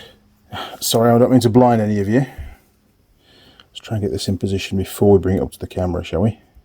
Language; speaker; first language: English; native; English